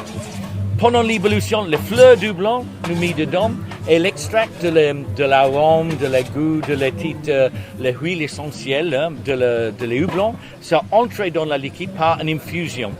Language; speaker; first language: French; non-native, learner; English